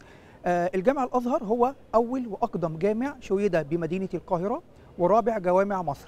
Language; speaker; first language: Arabic; native; Arabic